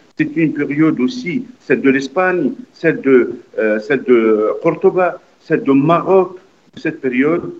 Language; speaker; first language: French; non-native, local second language; Arabic